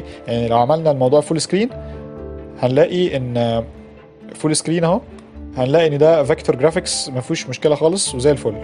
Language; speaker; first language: Arabic; native; Arabic